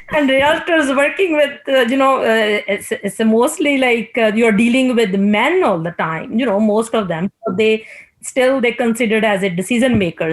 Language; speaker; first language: English; non-native, local second language; Punjabi